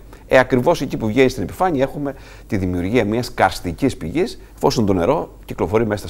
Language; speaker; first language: Greek; native; Greek